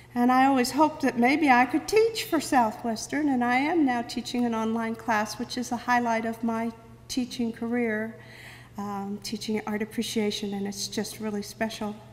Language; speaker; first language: English; native; English